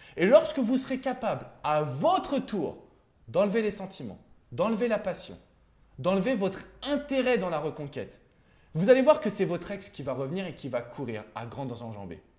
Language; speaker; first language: French; native; French